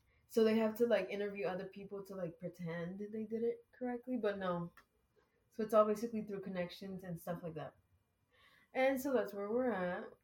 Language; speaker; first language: English; early bilingual, other home language; Spanish